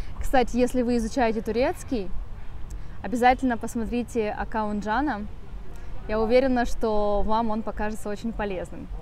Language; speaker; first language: Russian; native; Russian